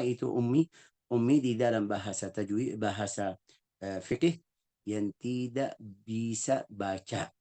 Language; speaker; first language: Indonesian; non-native, fluent; Arabic